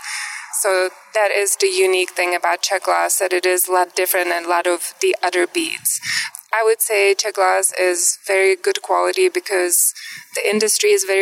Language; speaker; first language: English; non-native, fluent; Czech